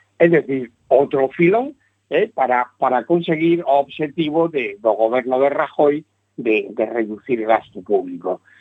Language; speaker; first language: Galician; non-native, local second language; Spanish